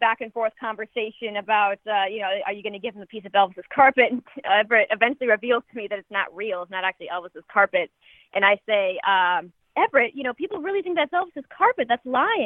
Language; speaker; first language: English; native; English